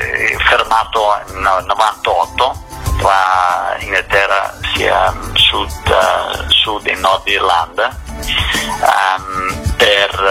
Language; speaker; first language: Italian; non-native, fluent; English